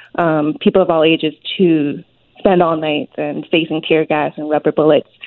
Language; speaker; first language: English; non-native, local second language; Cantonese